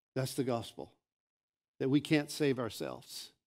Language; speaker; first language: English; native; English